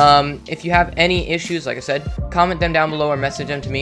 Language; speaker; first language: English; native; English